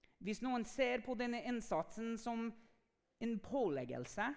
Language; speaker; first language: Norwegian; non-native, fluent; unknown